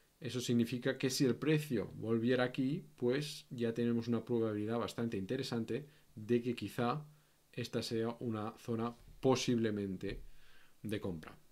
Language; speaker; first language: Spanish; native; Spanish